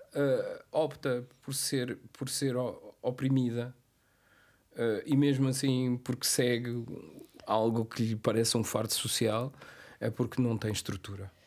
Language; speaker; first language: Portuguese; non-native, local second language; Kabuverdianu